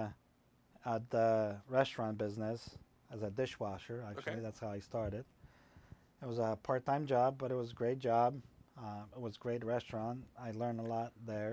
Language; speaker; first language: English; non-native, fluent; Polish